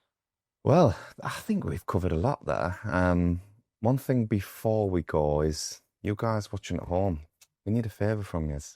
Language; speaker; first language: English; native; English